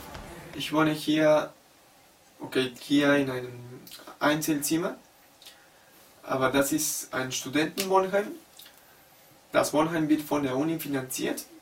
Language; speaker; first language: German; non-native, learner; Spanish